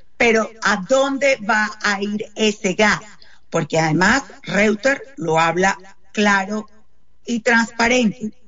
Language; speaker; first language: Spanish; native; Spanish